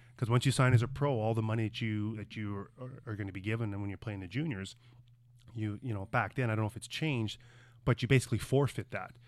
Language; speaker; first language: English; native; English